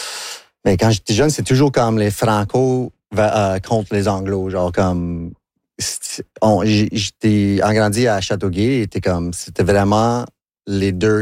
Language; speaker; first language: French; non-native, local second language; English